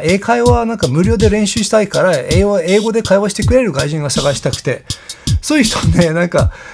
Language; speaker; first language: Japanese; non-native, fluent; English